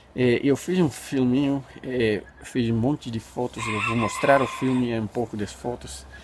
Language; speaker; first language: Portuguese; non-native, fluent; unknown